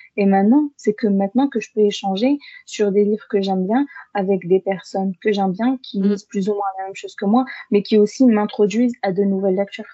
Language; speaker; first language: French; early bilingual, other home language; Arabic